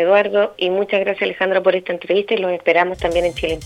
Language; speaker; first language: Spanish; native; Spanish